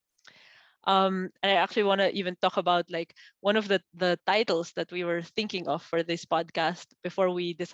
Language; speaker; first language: English; non-native, local second language; Filipino